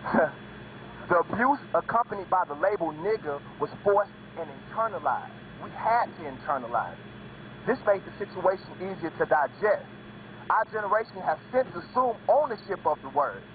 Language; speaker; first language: English; native; English